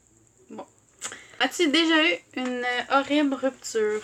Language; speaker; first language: French; native; French